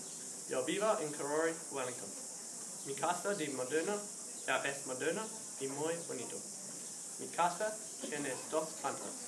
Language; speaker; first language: Spanish; non-native, learner; English